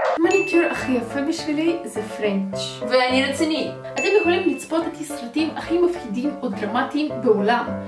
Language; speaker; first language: Hebrew; non-native, fluent; Russian